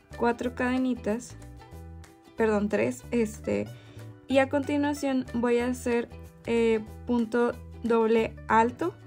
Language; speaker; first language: Spanish; native; Spanish